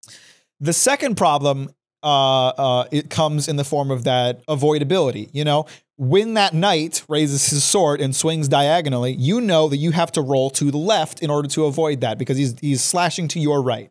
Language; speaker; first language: English; native; English